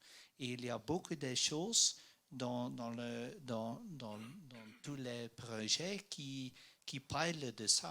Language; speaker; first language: French; non-native, learner; Dutch